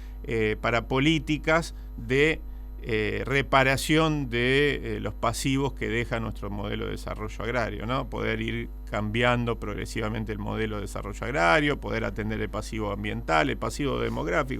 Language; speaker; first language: Spanish; native; Spanish